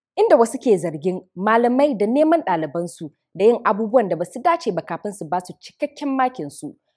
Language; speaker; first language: Hausa; native; Hausa